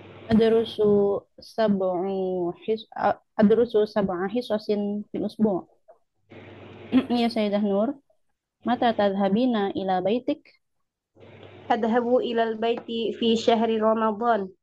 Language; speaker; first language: Arabic; non-native, learner; Indonesian